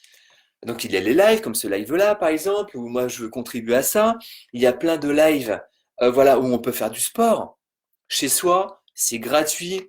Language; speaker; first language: French; native; French